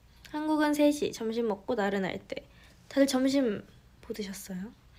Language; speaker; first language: Korean; native; Korean